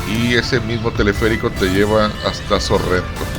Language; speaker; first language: Spanish; native; Spanish